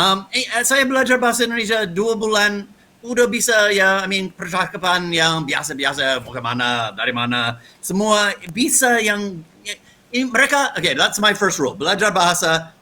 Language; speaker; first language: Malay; non-native, learner; English